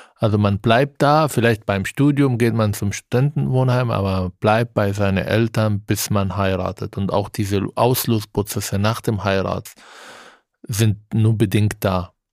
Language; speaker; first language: German; non-native, fluent; Arabic